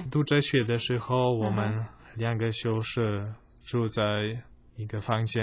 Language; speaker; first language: Chinese; non-native, fluent; Polish